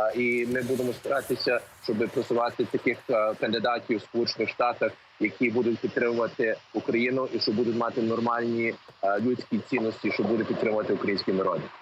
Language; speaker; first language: Ukrainian; early bilingual, heritage; Ukrainian